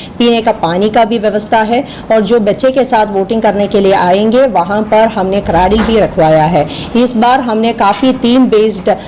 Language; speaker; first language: Hindi; non-native, local second language; Malayalam